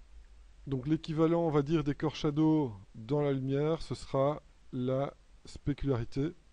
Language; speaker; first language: French; native; French